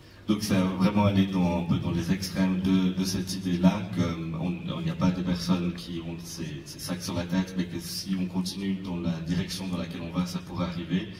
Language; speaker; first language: French; native; French